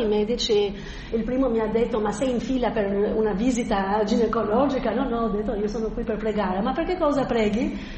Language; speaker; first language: Italian; non-native, fluent; Albanian